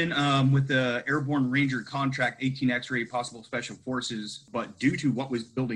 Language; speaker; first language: English; native; English